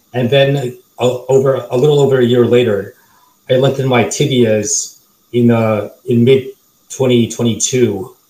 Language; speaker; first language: English; non-native, fluent; German